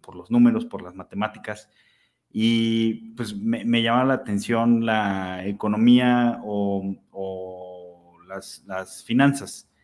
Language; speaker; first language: Spanish; native; Spanish